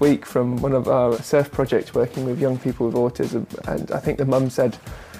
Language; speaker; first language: English; native; English